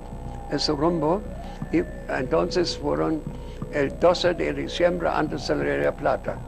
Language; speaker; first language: Spanish; non-native, fluent; German